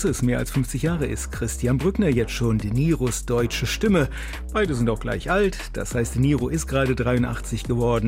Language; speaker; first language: German; native; German